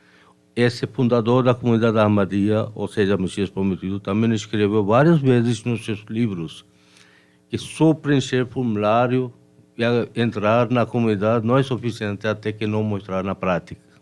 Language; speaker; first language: Portuguese; non-native, fluent; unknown